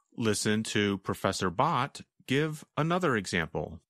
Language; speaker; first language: English; native; English